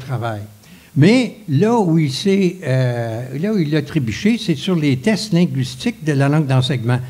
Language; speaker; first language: French; native; French